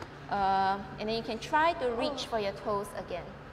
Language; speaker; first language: English; non-native, local second language; Chinese